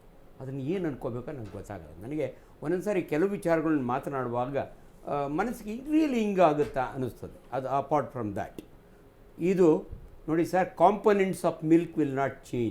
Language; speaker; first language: Kannada; native; Kannada